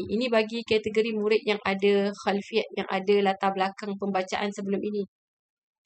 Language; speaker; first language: Malay; native; Malay